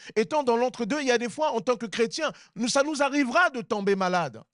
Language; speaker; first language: French; native; French